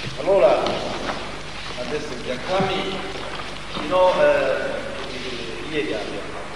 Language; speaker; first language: Italian; non-native, learner; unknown